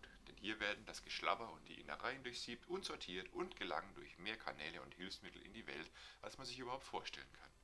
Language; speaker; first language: German; native; German